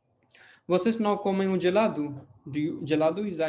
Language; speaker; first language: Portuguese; non-native, fluent; Hindi